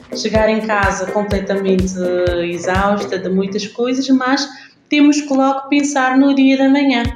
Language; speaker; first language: Portuguese; non-native, local second language; Kabuverdianu